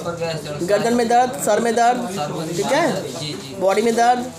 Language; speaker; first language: Hindi; native; Hindi